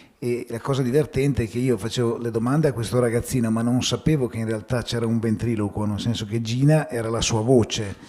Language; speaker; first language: Italian; native; Italian